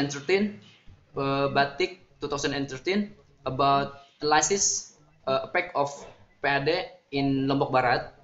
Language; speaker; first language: English; non-native, learner; Indonesian